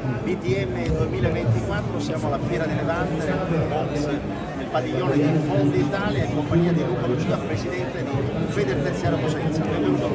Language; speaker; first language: Italian; native; Italian